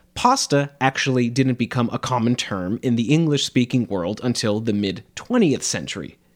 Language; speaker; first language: English; native; English